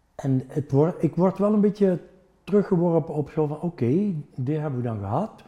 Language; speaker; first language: Dutch; non-native, local second language; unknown